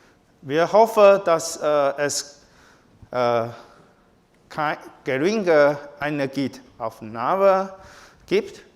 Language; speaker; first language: German; non-native, fluent; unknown